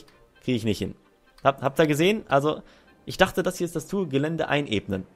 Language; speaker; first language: German; native; German